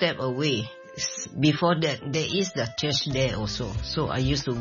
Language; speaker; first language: English; non-native, local second language; Min Nan Chinese